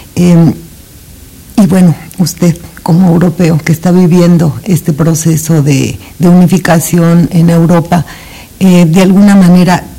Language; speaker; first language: Spanish; native; Spanish